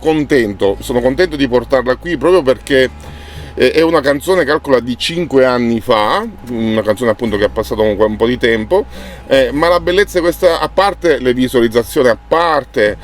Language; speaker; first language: Italian; native; Italian